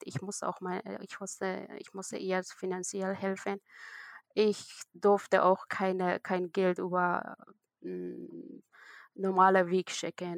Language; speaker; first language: German; non-native, learner; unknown